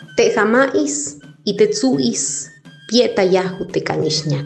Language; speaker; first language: Spanish; non-native, local second language; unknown